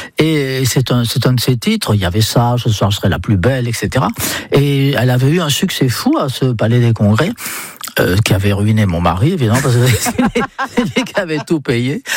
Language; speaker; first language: French; non-native, fluent; English